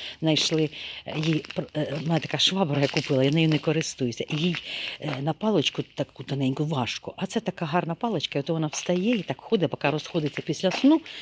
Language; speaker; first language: Ukrainian; non-native, local second language; Russian